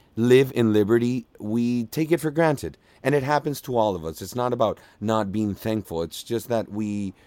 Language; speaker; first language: English; non-native, fluent; Spanish